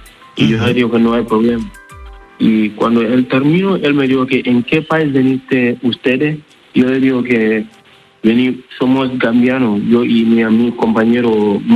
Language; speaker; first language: Spanish; non-native, learner; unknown